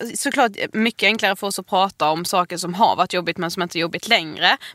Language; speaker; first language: Swedish; native; Swedish